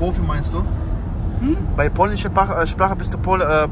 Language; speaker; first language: German; non-native, learner; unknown